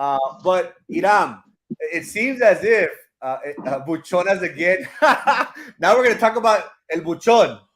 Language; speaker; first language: English; early bilingual, other home language; Spanish